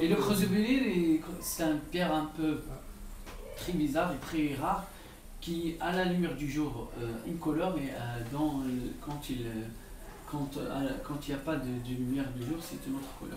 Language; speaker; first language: French; non-native, local second language; Arabic